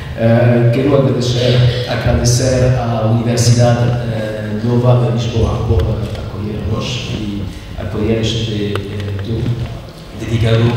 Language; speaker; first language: Portuguese; non-native, learner; French